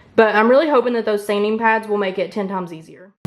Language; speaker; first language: English; native; English